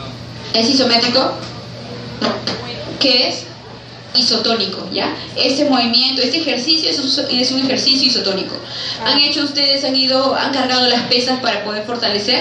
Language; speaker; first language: Spanish; native; Spanish